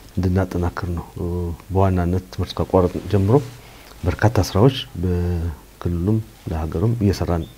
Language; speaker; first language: Amharic; non-native, local second language; Tigrinya